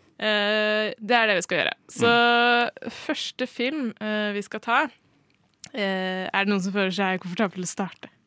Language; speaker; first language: Norwegian; native; Norwegian